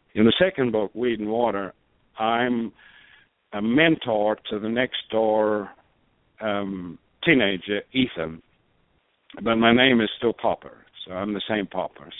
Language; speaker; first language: English; native; English